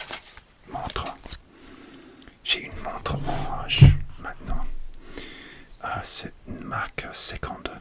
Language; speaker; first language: French; non-native, learner; English